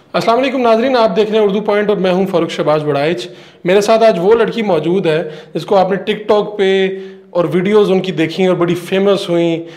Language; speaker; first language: Urdu; non-native, local second language; Punjabi